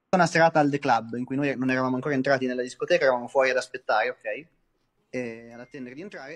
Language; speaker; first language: Italian; native; Italian